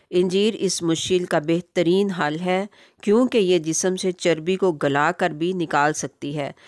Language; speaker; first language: Urdu; native; Urdu